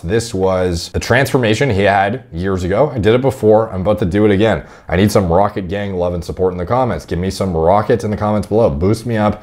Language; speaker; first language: English; native; English